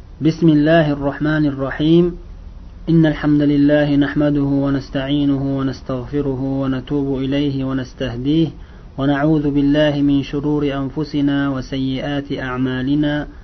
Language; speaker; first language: Arabic; non-native, fluent; Uzbek